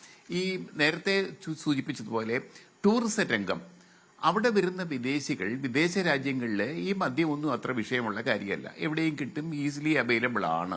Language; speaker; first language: Malayalam; native; Malayalam